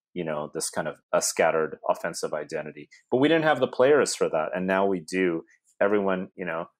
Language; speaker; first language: English; native; English